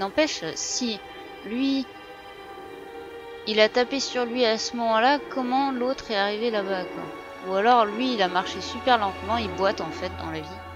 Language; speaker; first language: French; native; French